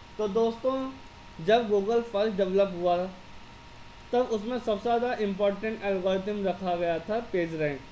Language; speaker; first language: Hindi; native; Hindi